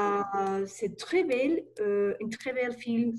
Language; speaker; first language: French; non-native, learner; Spanish